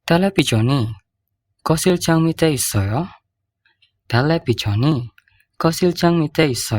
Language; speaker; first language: Korean; non-native, fluent; Indonesian